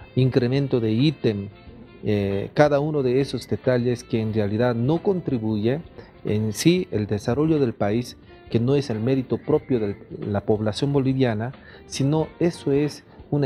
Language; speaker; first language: Spanish; non-native, fluent; Korean